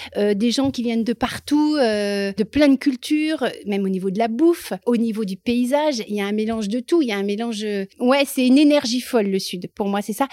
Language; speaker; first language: French; native; French